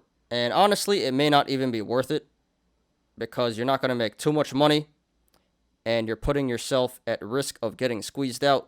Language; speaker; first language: English; native; English